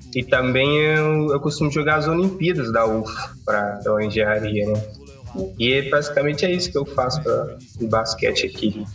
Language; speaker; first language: Portuguese; non-native, local second language; Kabuverdianu